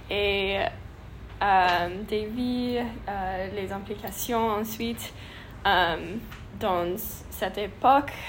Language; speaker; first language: French; non-native, learner; English